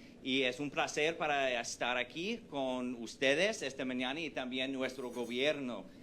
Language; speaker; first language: Spanish; non-native, fluent; English